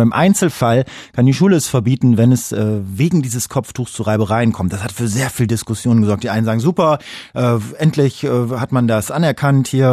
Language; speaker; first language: German; native; German